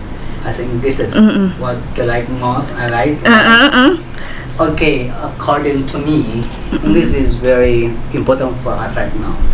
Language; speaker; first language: English; non-native, learner; Indonesian